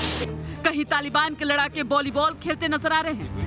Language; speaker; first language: Hindi; native; Hindi